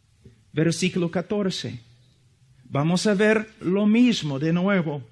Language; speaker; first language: Spanish; non-native, fluent; English